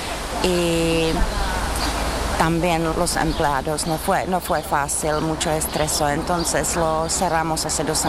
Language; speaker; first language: Spanish; non-native, learner; Czech